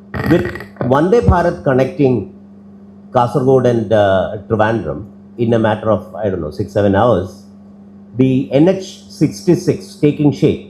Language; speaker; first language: English; non-native, local second language; Malayalam